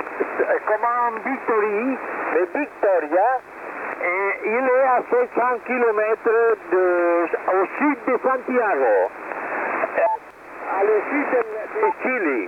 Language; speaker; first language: French; non-native, learner; Spanish